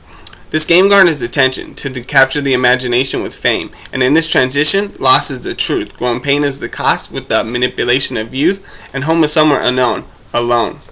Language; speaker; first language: English; native; English